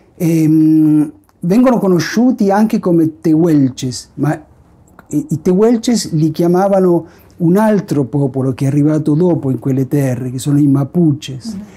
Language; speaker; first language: Italian; non-native, fluent; Spanish